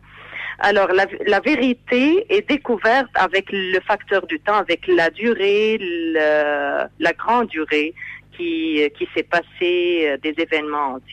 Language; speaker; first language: French; non-native, fluent; Arabic